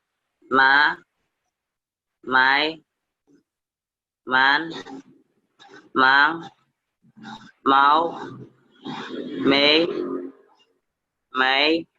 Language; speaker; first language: Chinese; non-native, learner; Indonesian